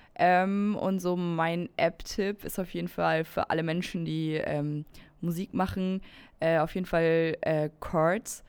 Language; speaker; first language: German; native; German